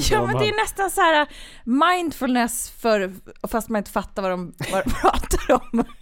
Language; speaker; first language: Swedish; native; Swedish